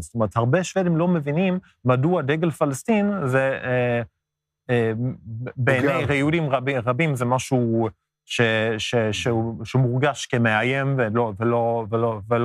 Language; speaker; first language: Hebrew; non-native, fluent; Swedish